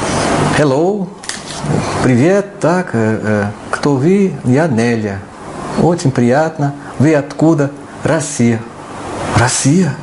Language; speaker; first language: Russian; non-native, learner; Portuguese